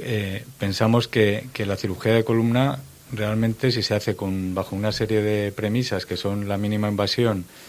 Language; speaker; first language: Spanish; native; Spanish